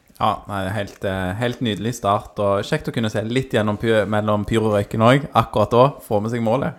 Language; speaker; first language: Norwegian; native; Norwegian